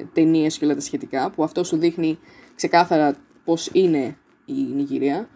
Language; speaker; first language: Greek; early bilingual, other home language; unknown